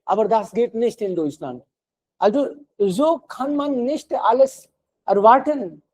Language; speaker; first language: German; non-native, fluent; Hindi